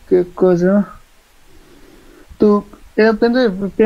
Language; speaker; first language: Italian; non-native, learner; Bangla